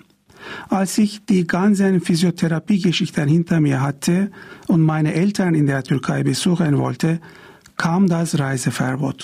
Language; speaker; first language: German; non-native, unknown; Turkish